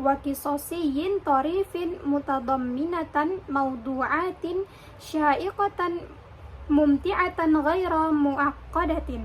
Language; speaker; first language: Arabic; non-native, learner; Indonesian